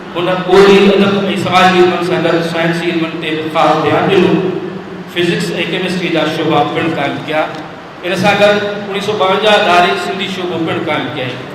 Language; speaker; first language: Sindhi; native; Sindhi